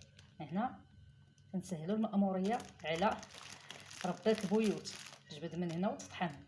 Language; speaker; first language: Arabic; native; Arabic